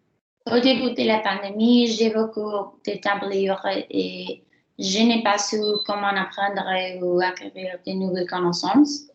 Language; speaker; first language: French; non-native, learner; Spanish